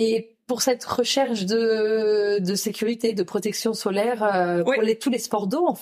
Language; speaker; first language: French; native; French